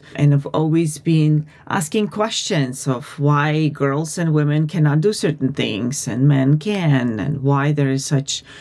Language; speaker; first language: English; non-native, fluent; Russian